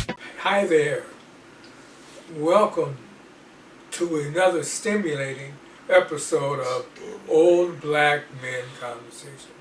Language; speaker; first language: English; native; English